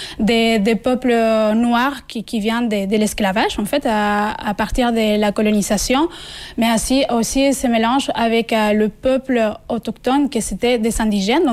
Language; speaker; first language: French; non-native, fluent; Spanish